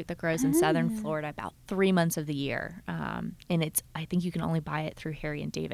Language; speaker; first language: English; native; English